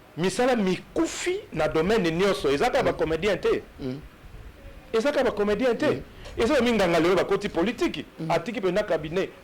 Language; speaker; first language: Lingala; native; Lingala